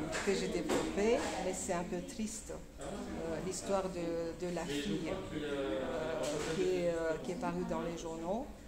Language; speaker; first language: French; non-native, fluent; Romanian